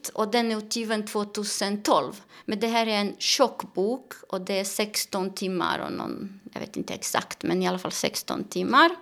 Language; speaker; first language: Swedish; non-native, fluent; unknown